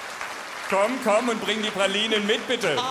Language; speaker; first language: German; native; German